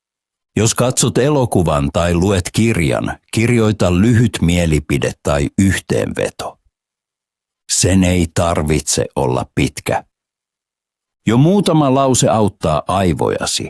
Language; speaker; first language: Finnish; non-native, fluent; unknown